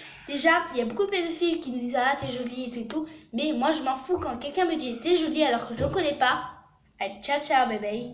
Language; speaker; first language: French; native; French